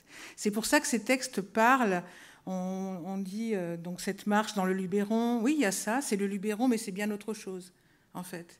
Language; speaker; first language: French; native; French